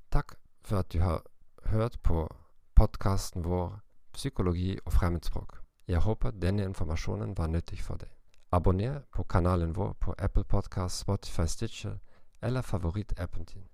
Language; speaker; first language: Norwegian; non-native, learner; German